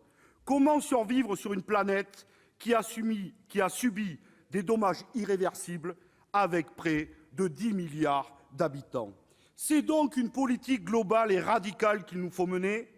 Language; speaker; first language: French; native; French